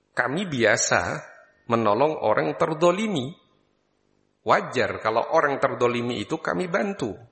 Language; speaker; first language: Malay; non-native, local second language; Javanese